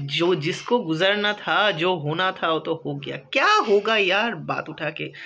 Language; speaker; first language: Hindi; non-native, local second language; Bangla